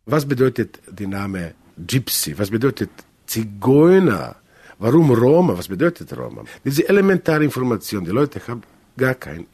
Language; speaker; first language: German; non-native, learner; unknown